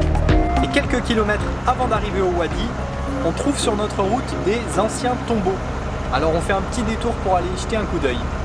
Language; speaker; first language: French; native; French